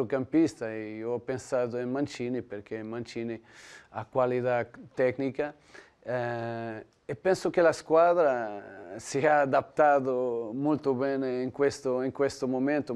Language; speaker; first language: Italian; non-native, learner; Portuguese